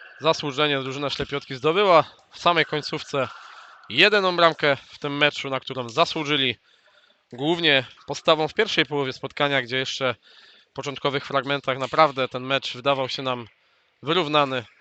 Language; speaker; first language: Polish; native; Polish